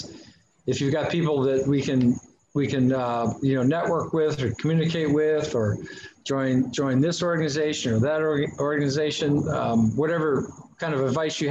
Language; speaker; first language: English; native; English